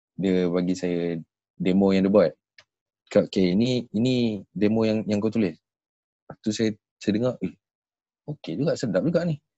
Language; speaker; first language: Malay; native; Malay